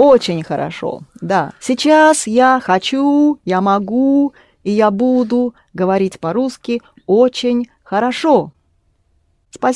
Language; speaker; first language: Russian; non-native, fluent; English